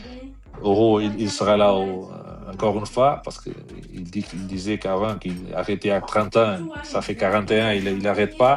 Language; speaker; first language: French; non-native, fluent; Portuguese